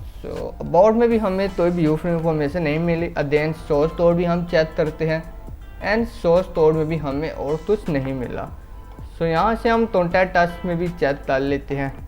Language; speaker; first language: Urdu; non-native, local second language; Punjabi